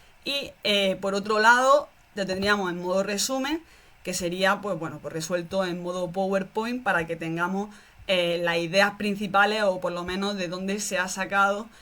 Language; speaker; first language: Spanish; native; Spanish